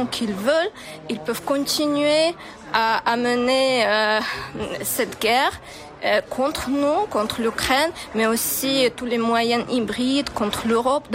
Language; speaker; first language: French; non-native, fluent; Ukrainian